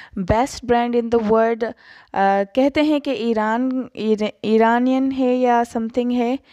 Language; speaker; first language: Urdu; native; Urdu